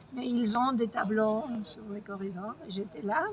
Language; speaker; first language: French; non-native, fluent; Spanish